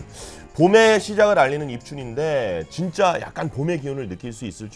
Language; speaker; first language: Korean; native; Korean